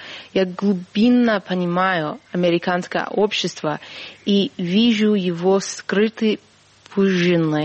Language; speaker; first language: Russian; non-native, fluent; English